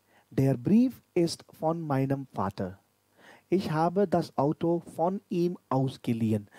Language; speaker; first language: German; non-native, fluent; Hindi